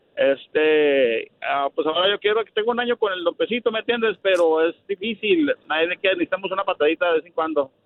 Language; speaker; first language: Spanish; native; Spanish